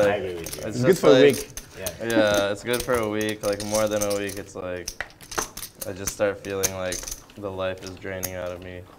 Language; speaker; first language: English; native; English